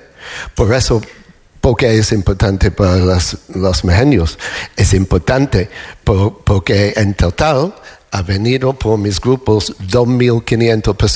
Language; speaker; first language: Spanish; non-native, fluent; English